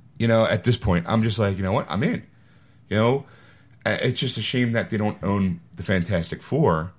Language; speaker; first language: English; native; English